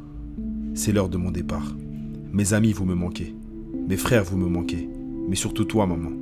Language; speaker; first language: French; native; French